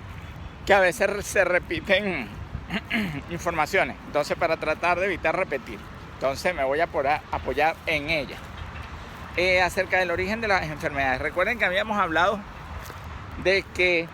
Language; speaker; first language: Spanish; native; Spanish